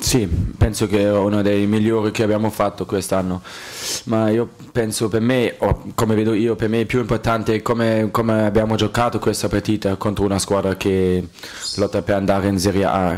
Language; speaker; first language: Italian; non-native, fluent; German